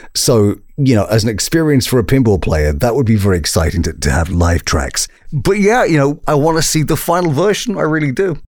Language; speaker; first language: English; native; English